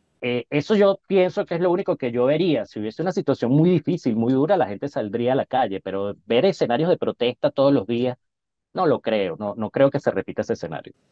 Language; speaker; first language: Spanish; native; Spanish